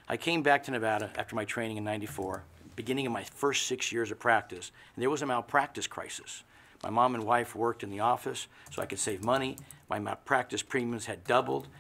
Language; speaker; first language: English; native; English